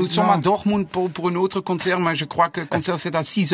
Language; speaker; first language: French; non-native, learner; Dutch